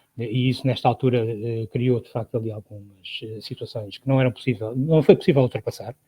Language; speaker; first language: Portuguese; native; Portuguese